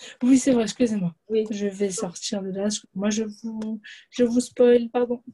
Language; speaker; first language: French; native; French